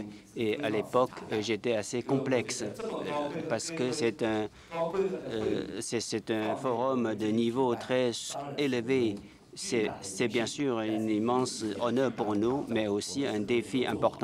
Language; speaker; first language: French; non-native, fluent; Chinese